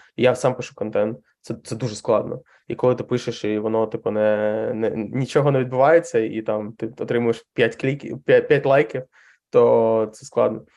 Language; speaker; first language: Ukrainian; non-native, local second language; Russian